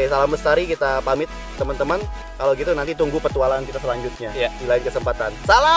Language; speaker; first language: Indonesian; native; Indonesian